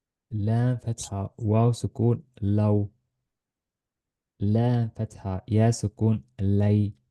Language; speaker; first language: Arabic; non-native, fluent; Estonian